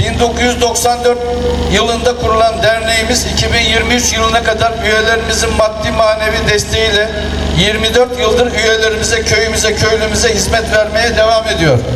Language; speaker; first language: Turkish; native; Turkish